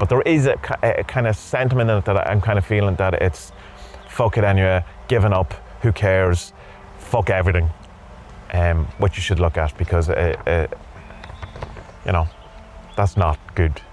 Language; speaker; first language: English; native; English